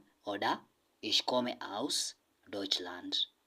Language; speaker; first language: German; non-native, learner; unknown